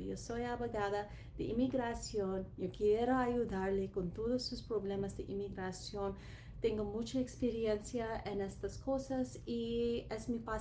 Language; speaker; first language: Spanish; non-native, learner; English